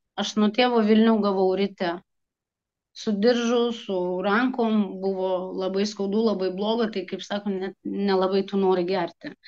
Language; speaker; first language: Lithuanian; non-native, local second language; Russian